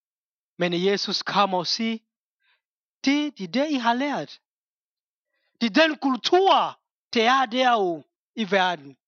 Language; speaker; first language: Danish; non-native, fluent; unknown